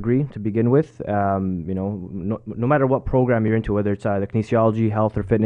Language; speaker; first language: English; native; English